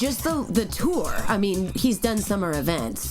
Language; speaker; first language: English; native; English